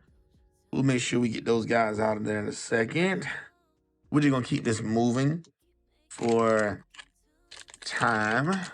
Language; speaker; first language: English; native; English